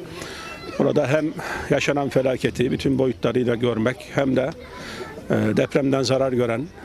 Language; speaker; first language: Turkish; native; Turkish